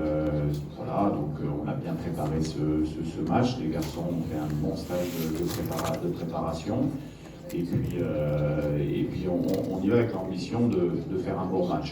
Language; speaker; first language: French; native; French